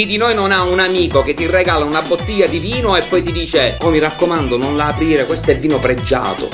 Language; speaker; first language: Italian; native; Italian